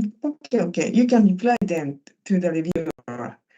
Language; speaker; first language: English; non-native, fluent; Japanese